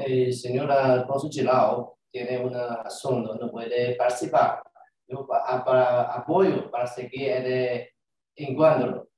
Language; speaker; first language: Spanish; non-native, learner; Chinese